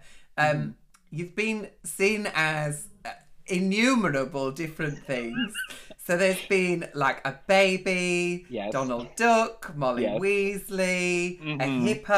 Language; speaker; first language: English; native; English